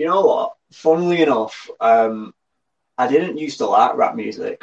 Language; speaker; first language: English; native; English